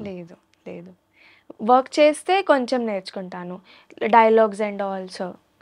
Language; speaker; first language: Telugu; non-native, learner; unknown